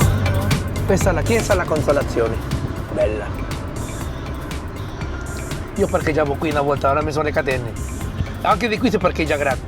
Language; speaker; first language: Italian; non-native, fluent; Spanish